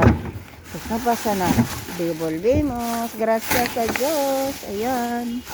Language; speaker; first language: Spanish; non-native, fluent; Filipino